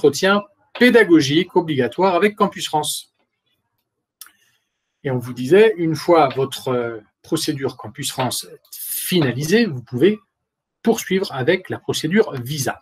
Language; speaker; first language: French; native; French